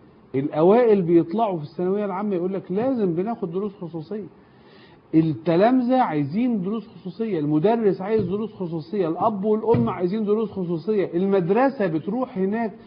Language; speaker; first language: Arabic; native; Arabic